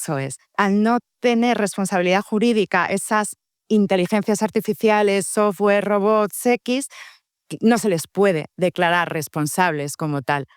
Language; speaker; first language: Spanish; native; Spanish